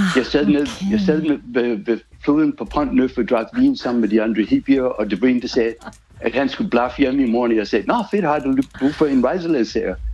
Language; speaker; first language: Danish; non-native, fluent; English